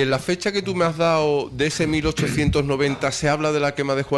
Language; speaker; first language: Spanish; native; Spanish